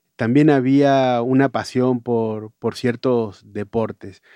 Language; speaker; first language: Spanish; native; Spanish